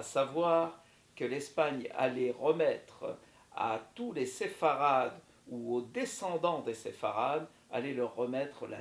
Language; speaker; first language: French; native; French